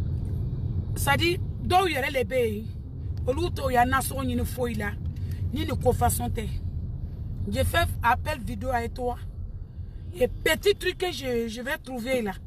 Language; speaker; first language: French; non-native, local second language; Dyula